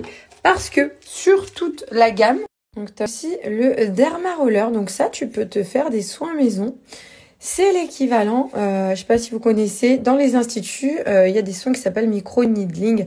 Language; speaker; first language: French; native; French